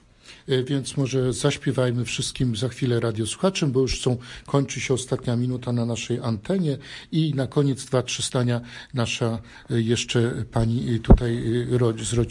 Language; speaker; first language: Polish; native; Polish